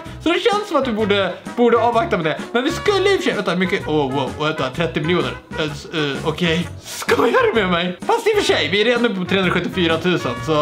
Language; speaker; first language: Swedish; native; Swedish